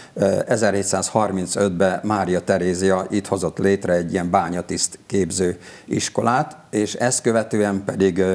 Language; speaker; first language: Hungarian; native; Hungarian